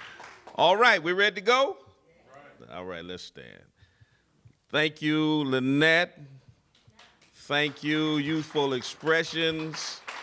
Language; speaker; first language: English; native; English